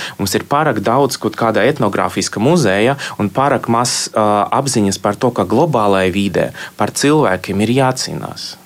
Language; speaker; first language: Latvian; non-native, local second language; Russian